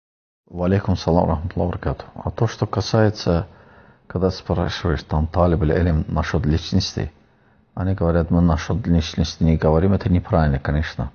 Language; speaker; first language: Russian; non-native, fluent; Azerbaijani